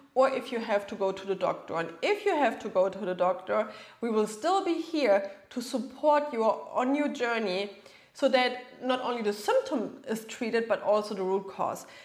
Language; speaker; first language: English; non-native, fluent; German